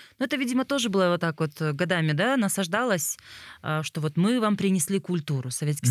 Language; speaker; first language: Russian; native; Russian